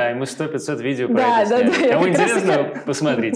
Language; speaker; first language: Russian; native; Russian